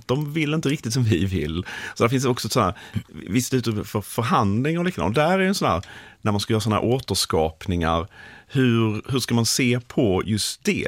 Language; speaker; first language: Swedish; native; Swedish